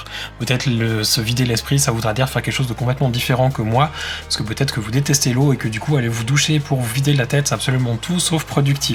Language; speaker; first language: French; native; French